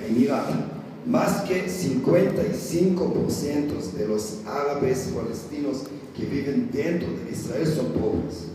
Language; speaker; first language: Spanish; non-native, learner; Hebrew